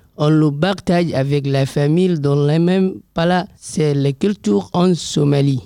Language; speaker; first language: French; non-native, learner; Somali